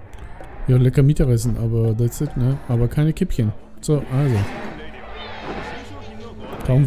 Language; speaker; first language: German; native; German